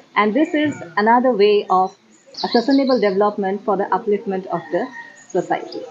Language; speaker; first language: English; non-native, local second language; Assamese